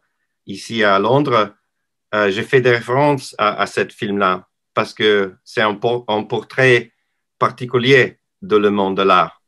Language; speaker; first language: French; non-native, learner; English